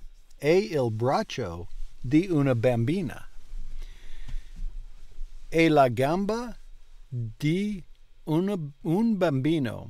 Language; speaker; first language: Italian; non-native, learner; English